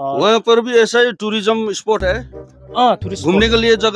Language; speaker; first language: Hindi; non-native, local second language; Nepali